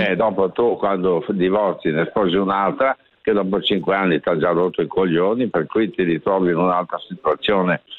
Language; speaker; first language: Italian; native; Italian